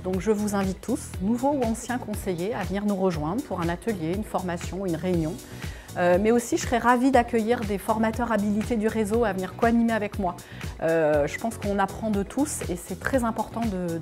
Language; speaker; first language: French; native; French